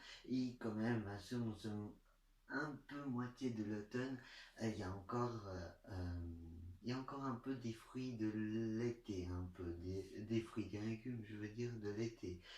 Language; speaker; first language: French; non-native, learner; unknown